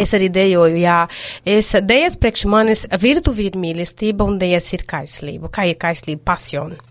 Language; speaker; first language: Latvian; non-native, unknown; Portuguese